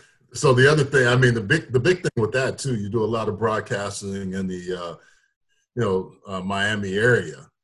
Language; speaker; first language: English; native; English